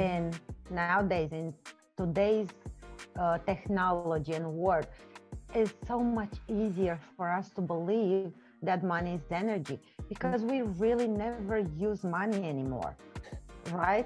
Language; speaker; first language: English; non-native, fluent; Romanian